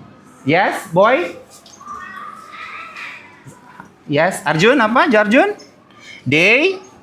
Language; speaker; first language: English; non-native, learner; Indonesian